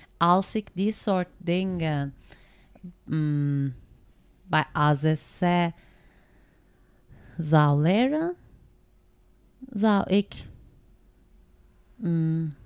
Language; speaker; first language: Dutch; non-native, learner; Turkish